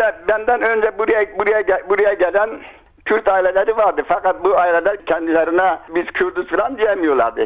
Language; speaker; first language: Turkish; non-native, local second language; Kurdish